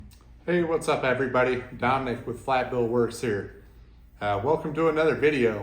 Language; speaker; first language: English; native; English